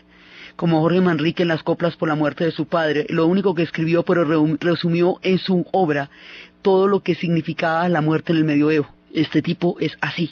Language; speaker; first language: Spanish; native; Spanish